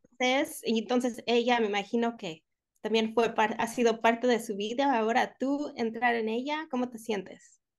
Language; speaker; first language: Spanish; early bilingual, heritage; Spanish